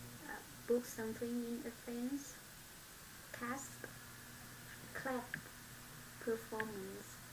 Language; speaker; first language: English; non-native, learner; Vietnamese